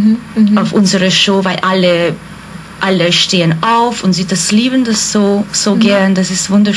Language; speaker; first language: German; non-native, fluent; Hungarian